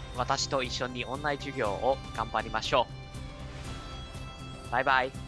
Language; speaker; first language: Japanese; non-native, learner; Cantonese